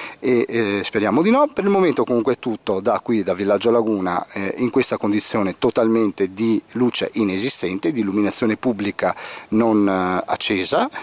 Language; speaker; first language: Italian; native; Italian